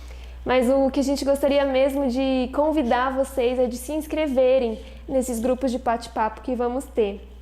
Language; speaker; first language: Portuguese; native; Portuguese